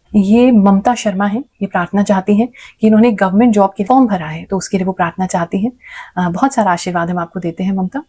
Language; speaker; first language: Hindi; native; Hindi